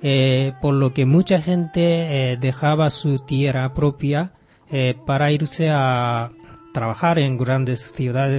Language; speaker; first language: Spanish; non-native, fluent; Japanese